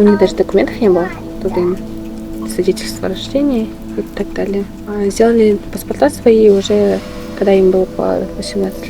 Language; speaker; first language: Russian; non-native, local second language; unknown